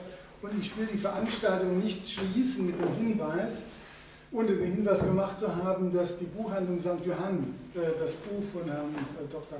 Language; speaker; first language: German; native; German